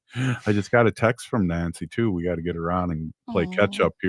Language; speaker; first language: English; native; English